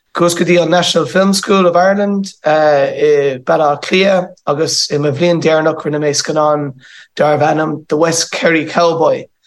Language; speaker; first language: Irish; native; Irish